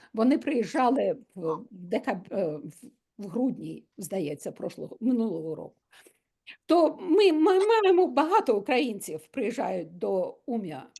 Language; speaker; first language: Ukrainian; non-native, local second language; Russian